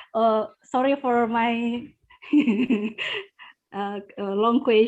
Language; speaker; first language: English; non-native, learner; Indonesian